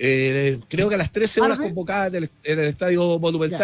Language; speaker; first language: Spanish; native; Spanish